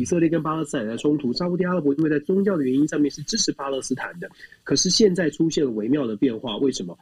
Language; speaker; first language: Chinese; native; Chinese